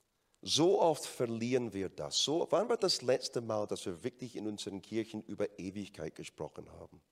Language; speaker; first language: German; non-native, fluent; English